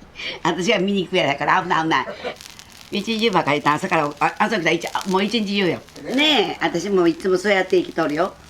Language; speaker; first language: Japanese; native; Japanese